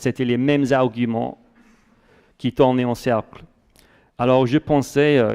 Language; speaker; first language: French; non-native, fluent; English